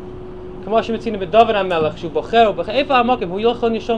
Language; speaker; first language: Hebrew; non-native, fluent; English